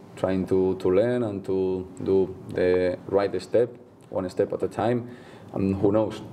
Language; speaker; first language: English; non-native, fluent; Spanish